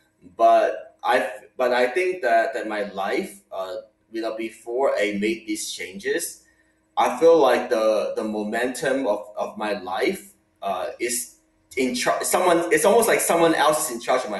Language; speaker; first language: English; non-native, local second language; Cantonese